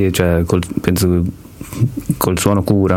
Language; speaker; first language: Italian; native; Italian